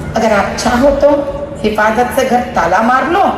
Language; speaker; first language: Hindi; non-native, local second language; Telugu